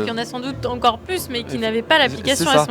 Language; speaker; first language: French; native; French